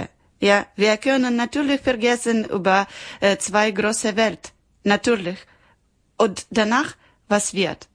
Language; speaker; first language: German; non-native, learner; Ukrainian